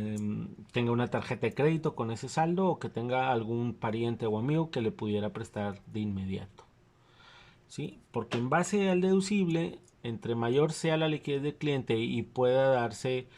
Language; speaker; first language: Spanish; native; Spanish